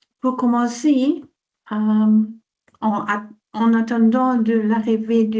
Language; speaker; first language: French; non-native, fluent; Dutch